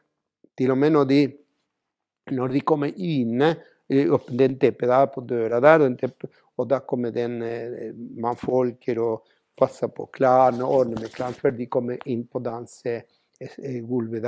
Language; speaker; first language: Norwegian; non-native, fluent; Spanish